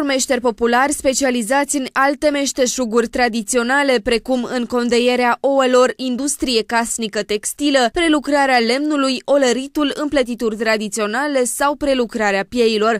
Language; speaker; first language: Romanian; native; Romanian